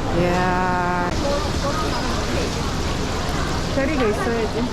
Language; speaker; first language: Korean; non-native, fluent; Ukrainian